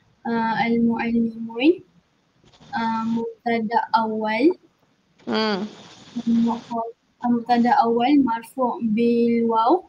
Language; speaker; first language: Arabic; non-native, learner; Malay